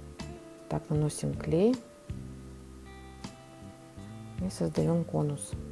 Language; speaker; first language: Russian; native; Russian